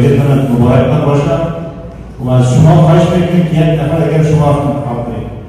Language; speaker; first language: Persian; native; Persian